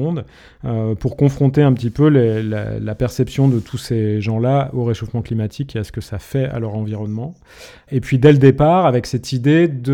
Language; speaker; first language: French; native; French